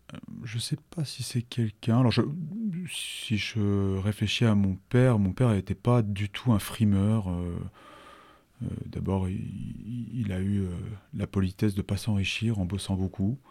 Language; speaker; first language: French; native; French